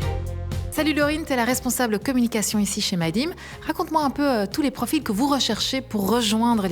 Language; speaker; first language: French; native; French